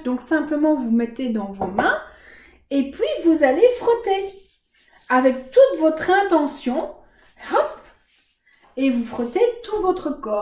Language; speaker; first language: French; native; French